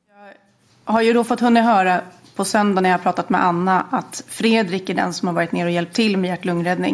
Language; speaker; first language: Swedish; native; Swedish